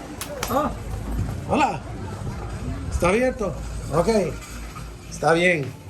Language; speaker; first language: Spanish; non-native, learner; English